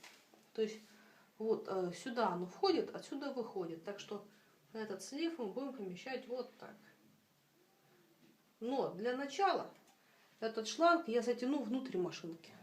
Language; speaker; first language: Russian; native; Russian